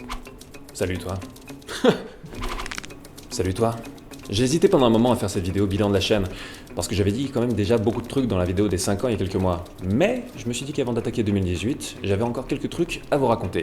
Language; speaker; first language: French; native; French